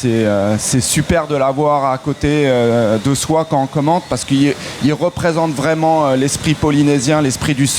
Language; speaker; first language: French; native; French